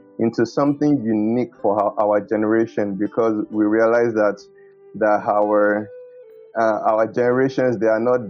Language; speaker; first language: English; non-native, local second language; Yoruba